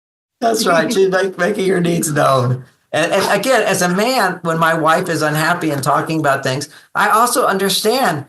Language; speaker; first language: English; native; English